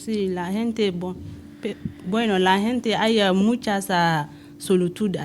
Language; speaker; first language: Spanish; non-native, learner; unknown